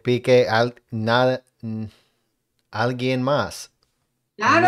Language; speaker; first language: Spanish; non-native, learner; English